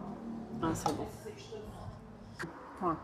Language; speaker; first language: French; early bilingual, other home language; Portuguese